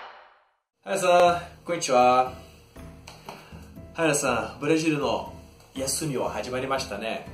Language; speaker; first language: Japanese; non-native, fluent; Portuguese